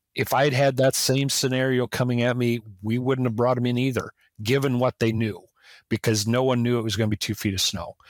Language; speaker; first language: English; native; English